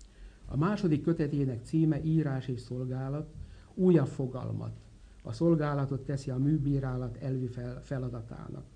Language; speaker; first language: Hungarian; native; Hungarian